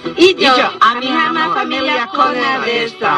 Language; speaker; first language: Japanese; non-native, fluent; Filipino